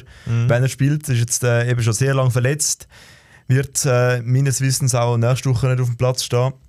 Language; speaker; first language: German; native; German